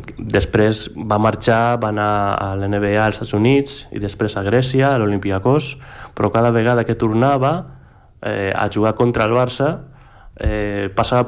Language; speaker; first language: Catalan; non-native, fluent; Greek